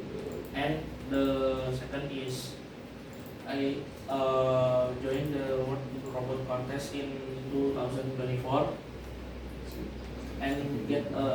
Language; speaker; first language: English; non-native, learner; Indonesian